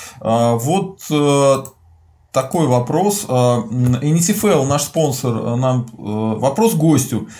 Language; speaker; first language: Russian; native; Russian